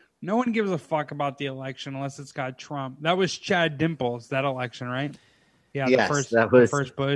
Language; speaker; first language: English; native; English